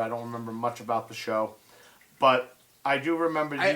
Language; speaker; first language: English; native; English